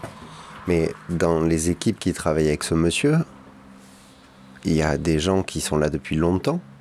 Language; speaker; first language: French; native; French